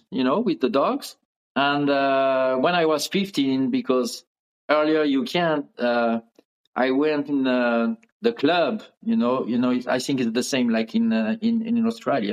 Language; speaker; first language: English; non-native, learner; French